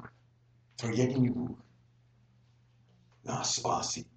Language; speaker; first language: Czech; non-native, fluent; English